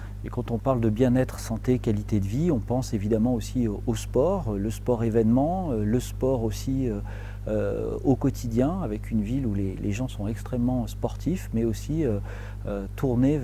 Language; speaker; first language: French; native; French